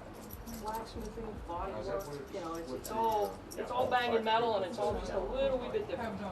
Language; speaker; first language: English; native; English